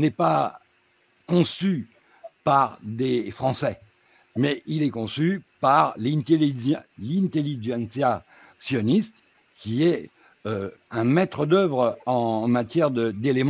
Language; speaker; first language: French; native; French